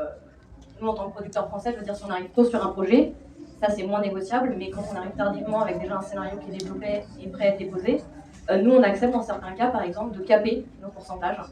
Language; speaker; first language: French; native; French